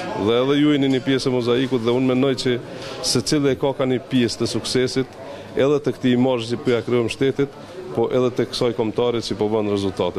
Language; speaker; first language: Albanian; native; Albanian